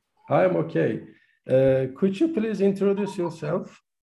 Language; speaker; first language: English; non-native, fluent; Turkish